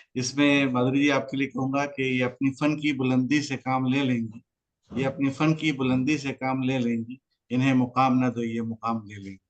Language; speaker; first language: Hindi; native; Hindi